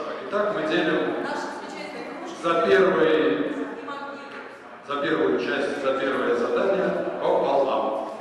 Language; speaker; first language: Russian; native; Russian